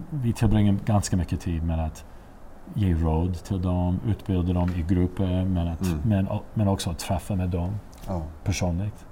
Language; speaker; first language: Swedish; non-native, fluent; English